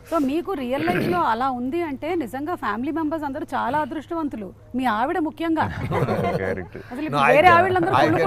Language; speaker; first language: Telugu; native; Telugu